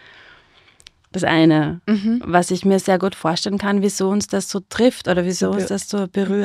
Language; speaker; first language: German; native; German